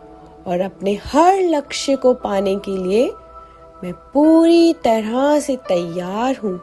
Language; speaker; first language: Hindi; native; Hindi